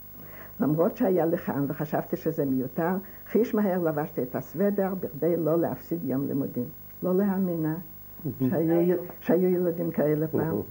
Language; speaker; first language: Hebrew; non-native, fluent; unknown